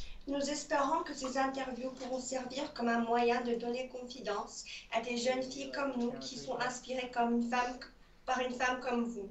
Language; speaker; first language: French; non-native, learner; English